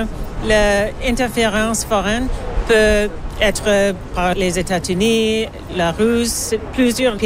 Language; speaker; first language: French; non-native, learner; English